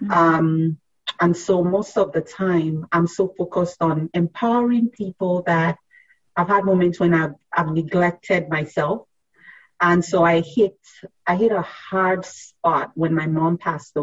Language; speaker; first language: English; non-native, local second language; Yoruba